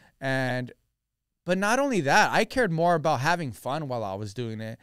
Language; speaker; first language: English; early bilingual, other home language; Spanish